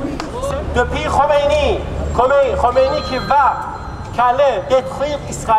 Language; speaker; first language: French; non-native, fluent; Kurdish